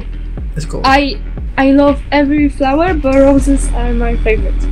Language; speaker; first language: English; non-native, learner; Polish